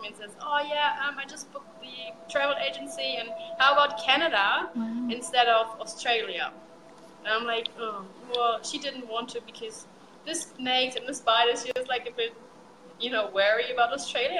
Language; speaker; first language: English; non-native, fluent; German